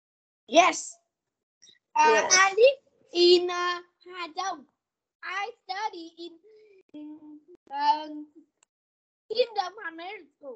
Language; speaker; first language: English; non-native, learner; Vietnamese